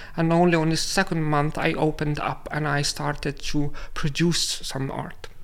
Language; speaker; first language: English; non-native, fluent; Lithuanian